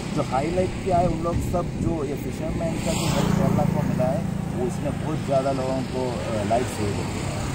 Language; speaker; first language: Hindi; non-native, local second language; Malayalam